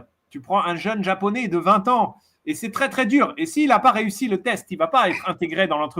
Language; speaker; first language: French; native; French